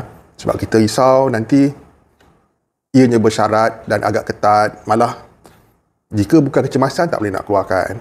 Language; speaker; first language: Malay; native; Malay